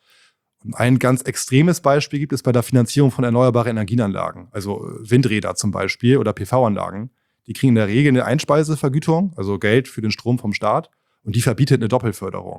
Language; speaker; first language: German; native; German